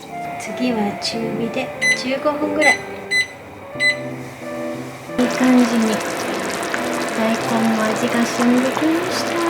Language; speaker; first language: Japanese; native; Japanese